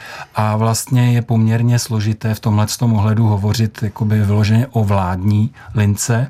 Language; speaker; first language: Czech; native; Czech